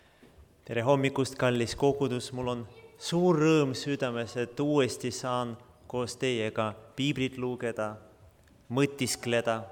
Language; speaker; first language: Estonian; non-native, local second language; Russian